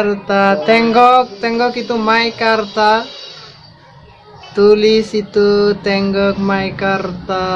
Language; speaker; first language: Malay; non-native, learner; Bangla